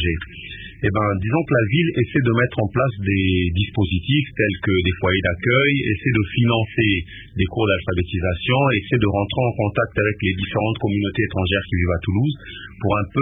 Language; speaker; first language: French; non-native, local second language; Lingala